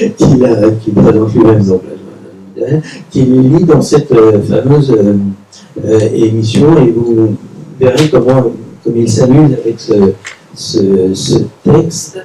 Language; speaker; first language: French; native; French